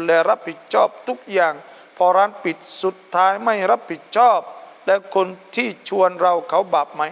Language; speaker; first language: Thai; non-native, local second language; Malay